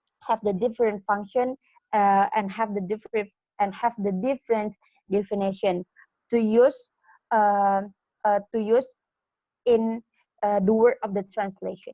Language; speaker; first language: English; non-native, learner; Indonesian